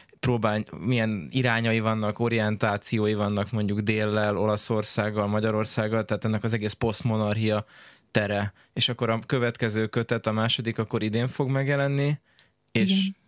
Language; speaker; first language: Hungarian; native; Hungarian